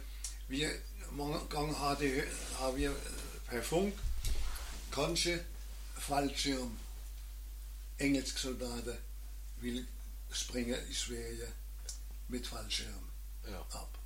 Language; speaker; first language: Norwegian; non-native, learner; German